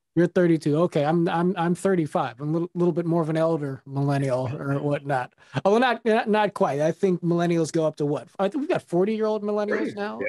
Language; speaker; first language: English; native; English